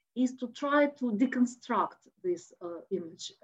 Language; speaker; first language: English; non-native, fluent; Russian